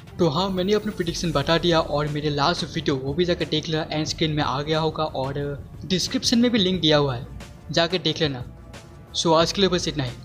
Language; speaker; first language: Hindi; non-native, local second language; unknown